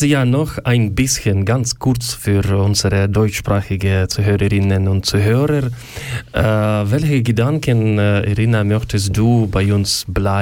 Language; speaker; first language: German; non-native, learner; Ukrainian